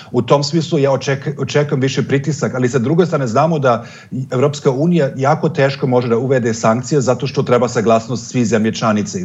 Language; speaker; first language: Serbian; non-native, fluent; German